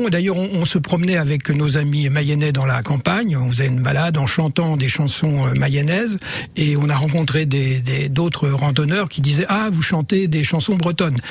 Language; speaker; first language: French; native; French